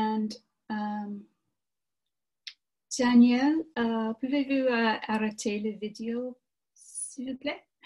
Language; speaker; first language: French; non-native, learner; English